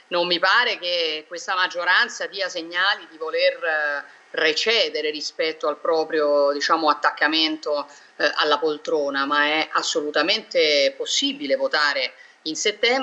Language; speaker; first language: Italian; native; Italian